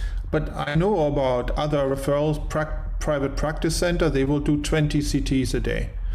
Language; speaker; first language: English; non-native, fluent; German